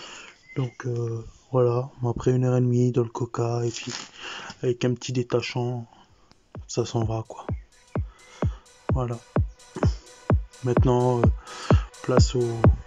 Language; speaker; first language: French; native; French